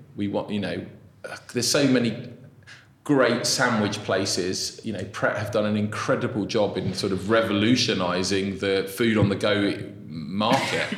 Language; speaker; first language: English; native; English